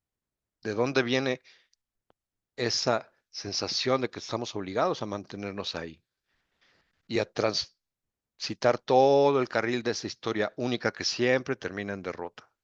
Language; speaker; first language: Spanish; native; Spanish